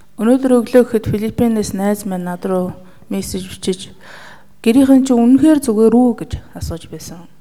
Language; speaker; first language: Mongolian; native; Mongolian